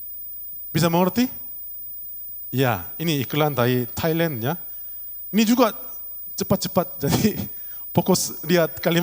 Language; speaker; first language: Indonesian; non-native, learner; Korean